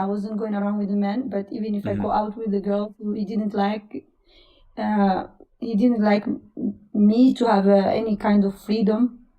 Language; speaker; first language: English; non-native, fluent; Italian